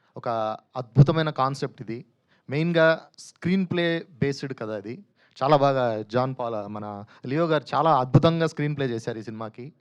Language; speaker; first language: Telugu; native; Telugu